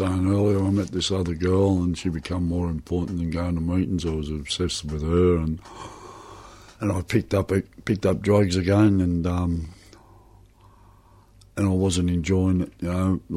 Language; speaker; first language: English; native; English